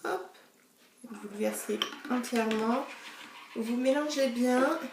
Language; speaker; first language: French; native; French